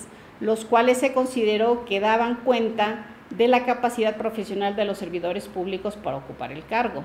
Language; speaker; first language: Spanish; native; Spanish